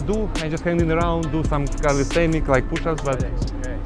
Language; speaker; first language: English; non-native, learner; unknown